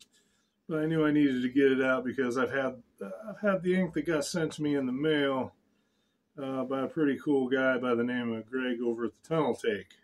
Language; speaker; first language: English; native; English